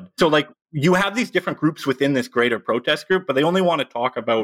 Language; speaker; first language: English; native; English